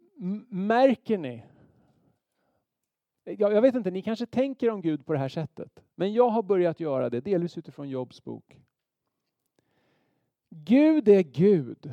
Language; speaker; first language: Swedish; native; Swedish